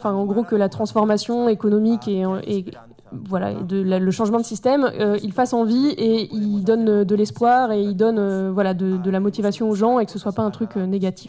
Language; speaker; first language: French; native; French